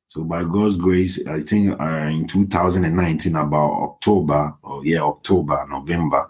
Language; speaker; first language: English; non-native, local second language; Akan